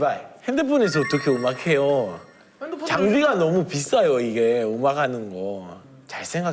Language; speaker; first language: Korean; non-native, fluent; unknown